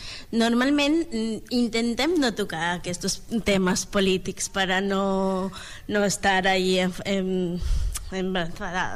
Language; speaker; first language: Catalan; non-native, learner; Spanish